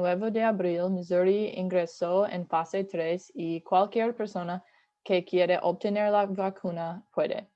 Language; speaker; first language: Spanish; non-native, learner; English